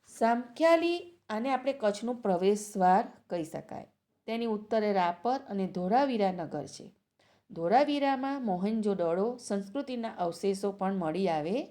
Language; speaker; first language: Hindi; non-native, local second language; Gujarati